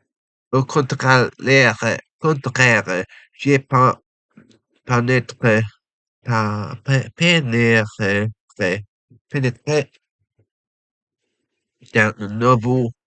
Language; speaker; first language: French; non-native, learner; Japanese